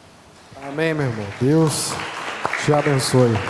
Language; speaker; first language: Portuguese; native; Portuguese